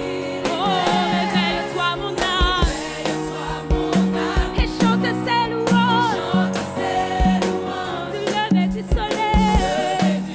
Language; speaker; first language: French; native; French